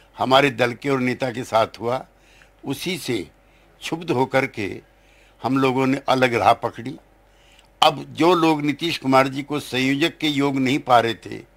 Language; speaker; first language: Hindi; native; Hindi